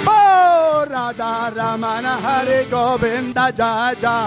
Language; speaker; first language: English; non-native, fluent; Czech